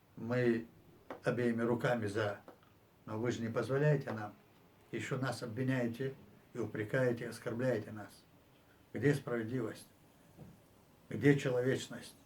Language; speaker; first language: Russian; non-native, local second language; Chechen